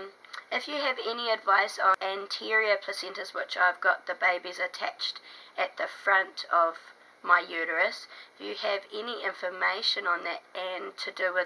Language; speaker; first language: English; native; English